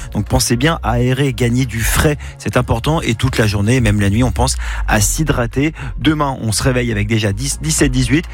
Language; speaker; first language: French; native; French